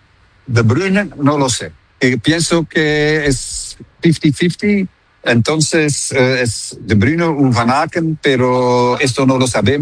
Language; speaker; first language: Spanish; non-native, fluent; Dutch